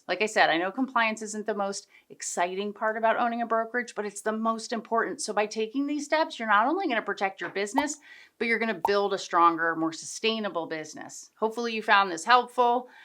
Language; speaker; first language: English; native; English